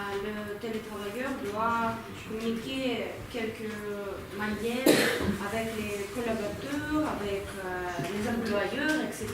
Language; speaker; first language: French; non-native, learner; Ukrainian